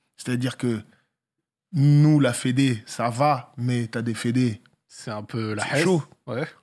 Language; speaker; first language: French; native; French